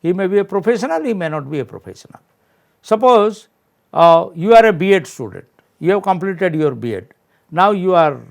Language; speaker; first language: English; non-native, local second language; Odia